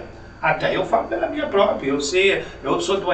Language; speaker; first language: Portuguese; native; Portuguese